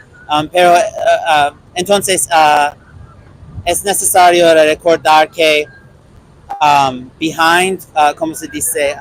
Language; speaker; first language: Spanish; non-native, learner; English